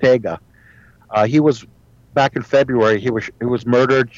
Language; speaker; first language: English; early bilingual, other home language; Spanish